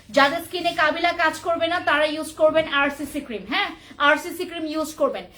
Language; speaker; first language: Bangla; native; Bangla